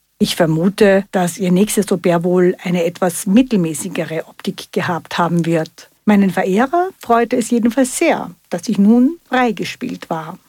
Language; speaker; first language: German; native; German